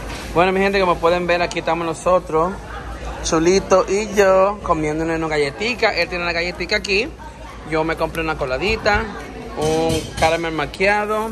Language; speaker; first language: Spanish; native; Spanish